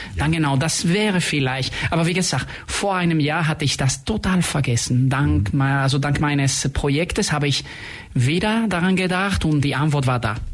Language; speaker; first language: German; non-native, fluent; Spanish